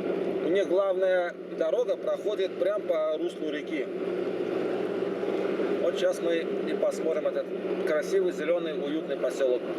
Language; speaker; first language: Russian; native; Russian